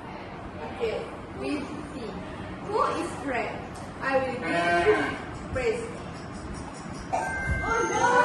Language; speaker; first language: English; non-native, learner; Malay